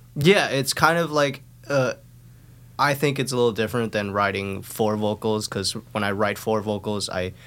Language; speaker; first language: English; non-native, fluent; Thai